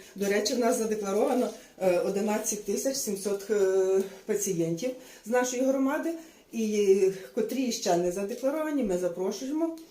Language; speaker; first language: Ukrainian; native; Ukrainian